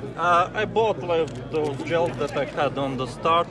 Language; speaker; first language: English; non-native, fluent; Latvian